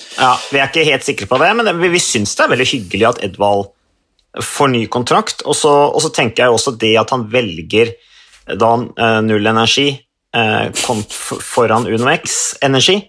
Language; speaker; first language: Norwegian; native; Norwegian